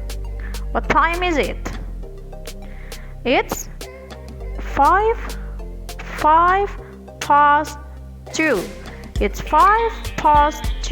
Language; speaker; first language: English; non-native, learner; Indonesian